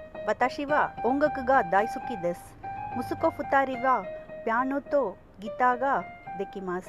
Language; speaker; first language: Japanese; non-native, learner; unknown